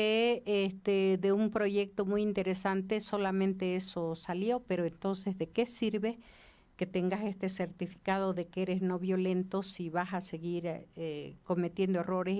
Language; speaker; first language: Spanish; native; Spanish